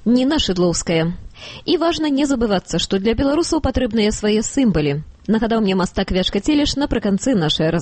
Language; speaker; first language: Belarusian; native; Belarusian